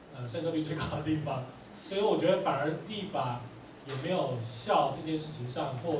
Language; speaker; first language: Chinese; native; Chinese